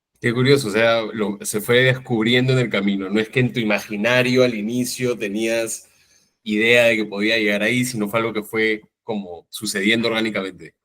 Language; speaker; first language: Spanish; native; Spanish